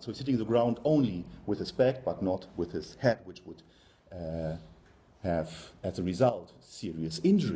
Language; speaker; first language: English; non-native, fluent; German